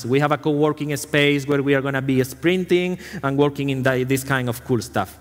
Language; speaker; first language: English; non-native, fluent; Spanish